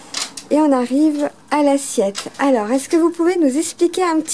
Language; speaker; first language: French; native; French